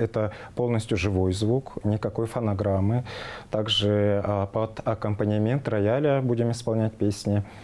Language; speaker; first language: Russian; non-native, local second language; Tuvinian